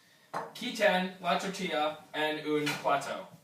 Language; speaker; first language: Spanish; non-native, learner; English